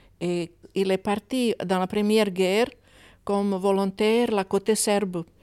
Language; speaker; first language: French; non-native, fluent; Croatian